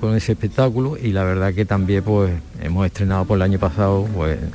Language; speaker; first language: Spanish; native; Spanish